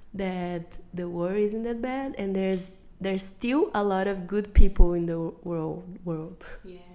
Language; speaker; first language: English; non-native, fluent; Portuguese